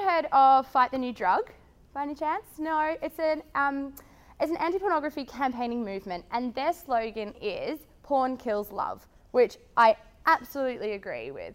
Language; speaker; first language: English; native; English